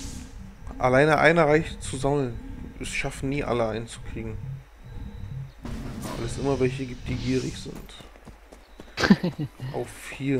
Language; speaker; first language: German; native; German